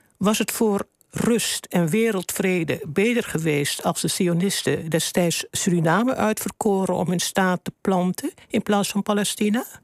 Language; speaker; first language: Dutch; native; Dutch